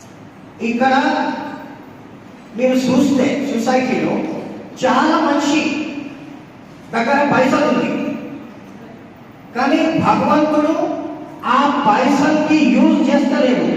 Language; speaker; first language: Telugu; non-native, local second language; Urdu